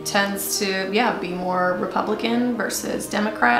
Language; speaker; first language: English; native; English